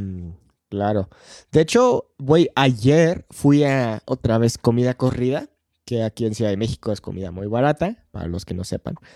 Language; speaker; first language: Spanish; non-native, fluent; English